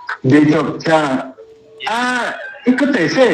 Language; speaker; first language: Indonesian; non-native, local second language; Madurese